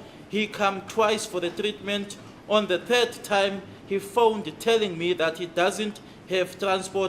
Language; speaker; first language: English; non-native, local second language; Zulu